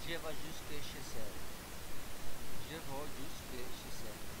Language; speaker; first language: French; non-native, learner; Spanish